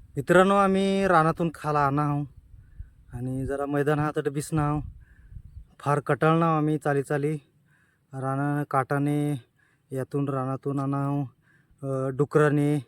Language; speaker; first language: Marathi; non-native, local second language; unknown